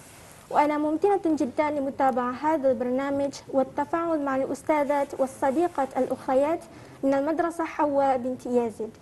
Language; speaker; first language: Arabic; non-native, learner; Malay